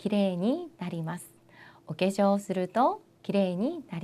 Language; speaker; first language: Japanese; non-native, learner; Korean